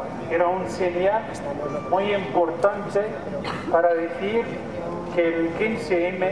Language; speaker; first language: Spanish; non-native, fluent; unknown